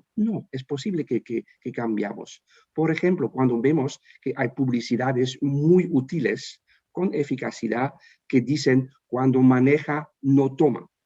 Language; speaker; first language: Spanish; non-native, fluent; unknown